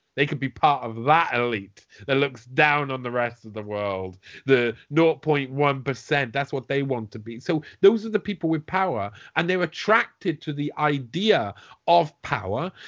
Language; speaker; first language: English; native; English